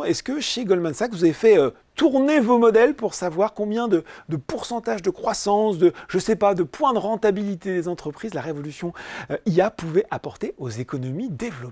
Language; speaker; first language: French; native; French